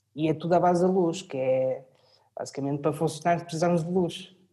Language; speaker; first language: Portuguese; early bilingual, other home language; French